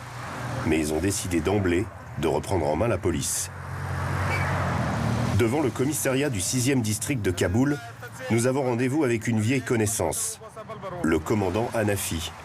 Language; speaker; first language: French; native; French